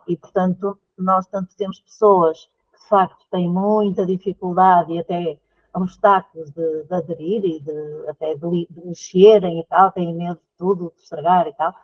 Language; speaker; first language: Portuguese; native; Portuguese